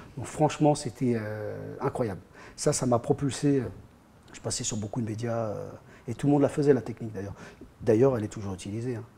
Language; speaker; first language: French; native; French